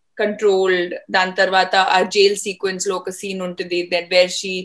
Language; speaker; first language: Telugu; non-native, fluent; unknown